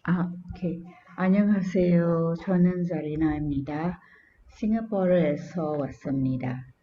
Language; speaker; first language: Korean; non-native, learner; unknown